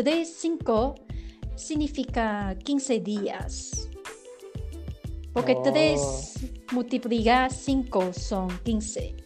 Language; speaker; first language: Spanish; non-native, learner; Chinese